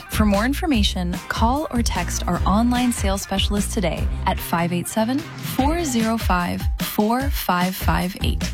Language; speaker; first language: English; native; English